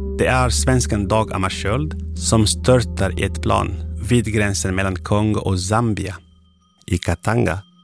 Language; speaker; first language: Swedish; non-native, fluent; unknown